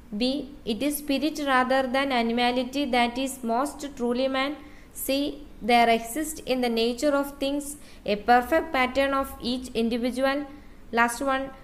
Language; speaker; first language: English; non-native, local second language; Malayalam